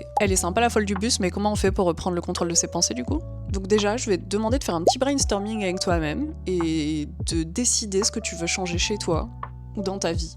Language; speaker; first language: French; native; French